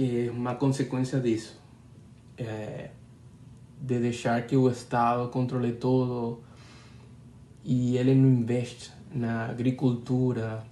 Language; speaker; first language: Portuguese; non-native, learner; Spanish